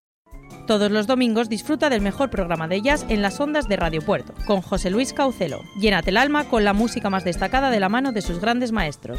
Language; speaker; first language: Spanish; native; Spanish